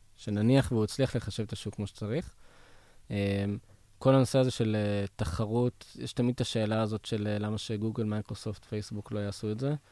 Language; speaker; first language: Hebrew; native; Hebrew